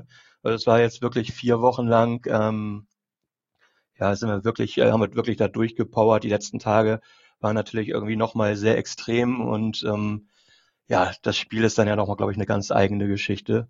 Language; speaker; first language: German; native; German